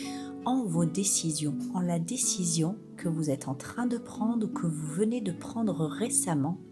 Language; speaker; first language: French; native; French